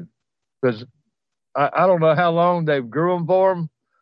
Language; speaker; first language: English; native; English